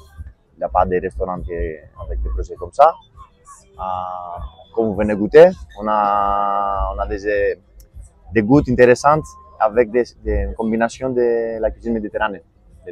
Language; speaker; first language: French; non-native, learner; Greek